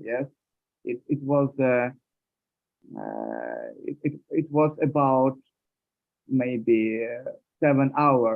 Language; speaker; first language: English; non-native, learner; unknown